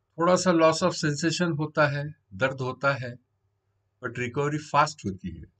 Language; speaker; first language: Hindi; non-native, local second language; Marathi